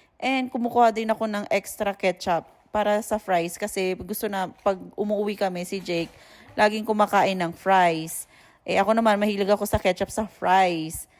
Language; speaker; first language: Filipino; native; Filipino